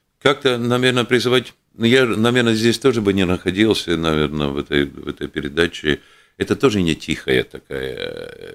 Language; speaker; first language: Russian; non-native, local second language; Latvian